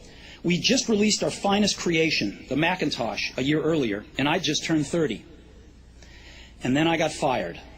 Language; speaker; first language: English; native; English